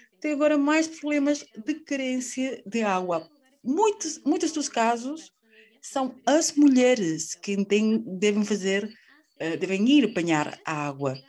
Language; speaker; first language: Portuguese; non-native, fluent; Spanish